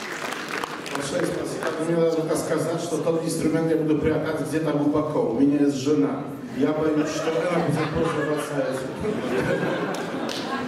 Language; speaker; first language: Russian; non-native, fluent; Polish